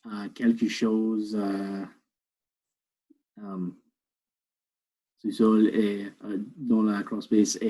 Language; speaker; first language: French; non-native, learner; English